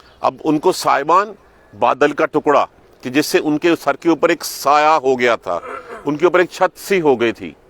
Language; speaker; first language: Urdu; non-native, local second language; Punjabi